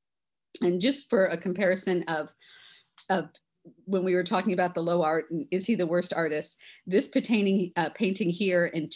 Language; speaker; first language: English; native; English